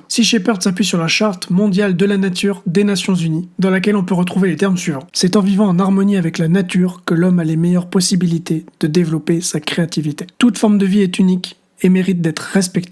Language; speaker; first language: French; native; French